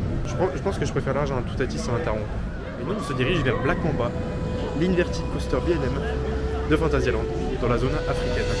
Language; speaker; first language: French; native; French